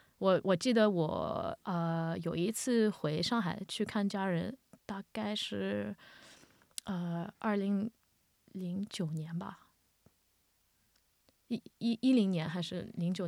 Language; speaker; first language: Chinese; early bilingual, heritage; Wu Chinese